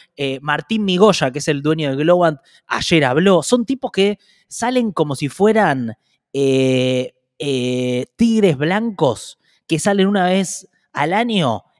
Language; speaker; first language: Spanish; native; Spanish